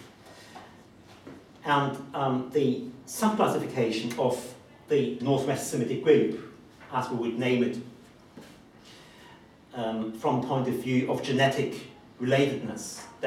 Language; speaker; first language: English; non-native, fluent; German